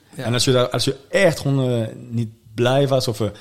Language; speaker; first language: Dutch; non-native, fluent; French